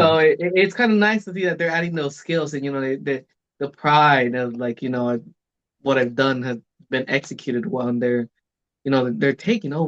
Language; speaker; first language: English; native; English